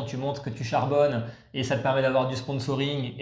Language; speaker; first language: French; native; French